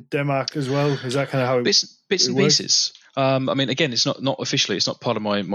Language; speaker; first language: English; native; English